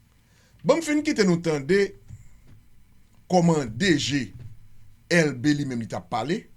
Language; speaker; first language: Haitian Creole; native; Haitian Creole